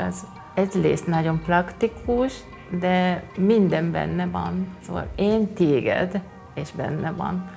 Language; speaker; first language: Hungarian; non-native, fluent; Japanese